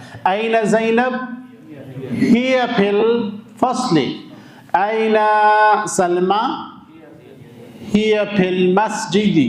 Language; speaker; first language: Arabic; non-native, fluent; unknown